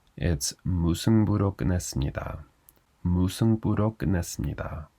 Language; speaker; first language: Korean; non-native, fluent; English